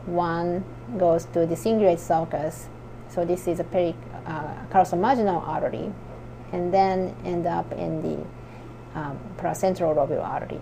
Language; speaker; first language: English; non-native, fluent; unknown